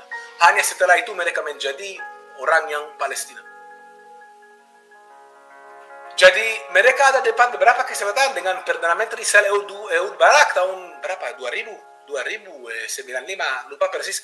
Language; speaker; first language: Indonesian; non-native, fluent; Hebrew